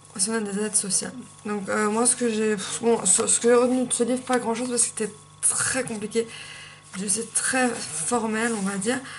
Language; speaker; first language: French; native; French